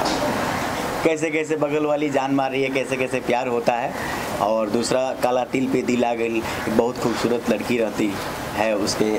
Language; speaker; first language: Hindi; native; Hindi